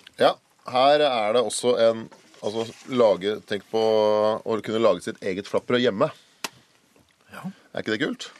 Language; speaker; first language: Norwegian; native; Norwegian